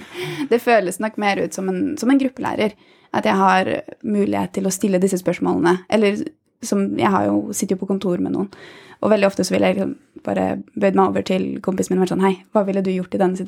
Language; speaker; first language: Norwegian; native; Norwegian